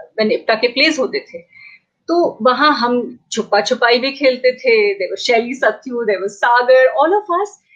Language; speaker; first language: English; non-native, local second language; Hindi